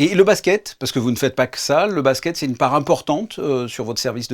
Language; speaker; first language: French; native; French